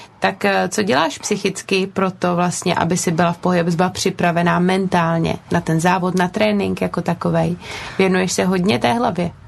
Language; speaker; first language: Czech; native; Czech